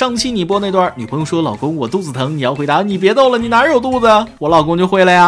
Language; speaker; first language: Chinese; native; Chinese